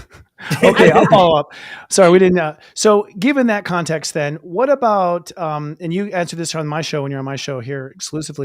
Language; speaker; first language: English; native; English